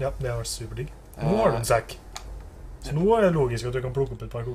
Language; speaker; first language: Norwegian; native; Norwegian